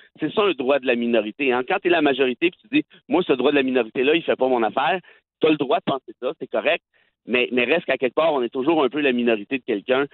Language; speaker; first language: French; native; French